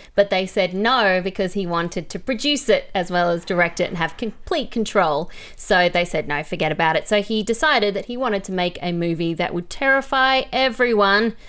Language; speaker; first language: English; native; English